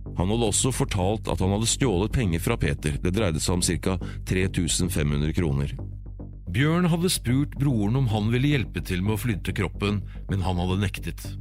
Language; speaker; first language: Norwegian; native; Norwegian